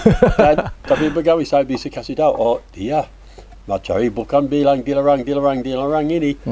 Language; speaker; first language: Indonesian; non-native, learner; English